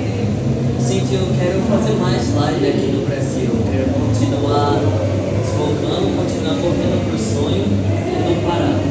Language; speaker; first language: Portuguese; early bilingual, heritage; Japanese